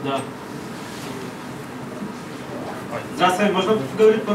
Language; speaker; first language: Russian; non-native, learner; Bulgarian